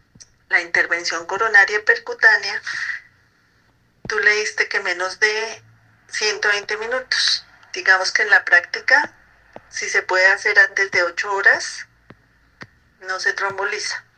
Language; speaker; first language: Spanish; native; Spanish